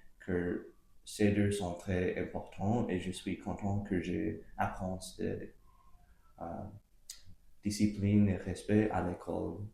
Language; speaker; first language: French; non-native, local second language; English